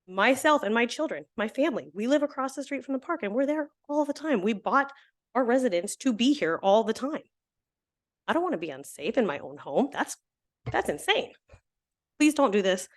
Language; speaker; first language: English; native; English